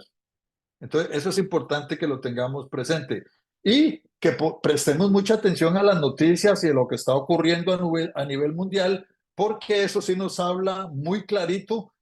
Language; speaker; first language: Spanish; native; Spanish